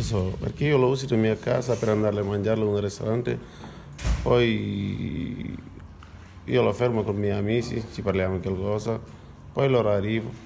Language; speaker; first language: Italian; non-native, learner; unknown